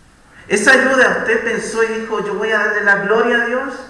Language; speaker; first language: Spanish; native; Spanish